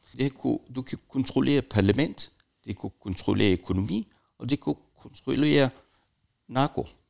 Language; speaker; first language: Danish; non-native, fluent; Persian